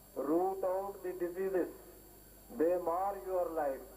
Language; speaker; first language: English; non-native, local second language; Urdu